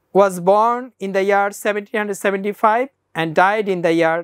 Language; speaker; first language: English; non-native, local second language; Bangla